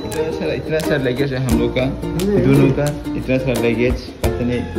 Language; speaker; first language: Hindi; non-native, local second language; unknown